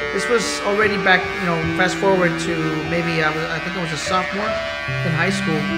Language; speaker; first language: English; native; English